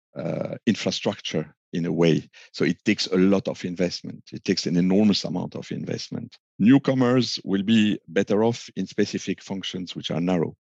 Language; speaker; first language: English; non-native, fluent; French